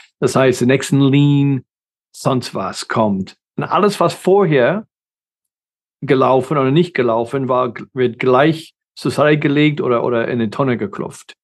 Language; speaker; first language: German; non-native, fluent; English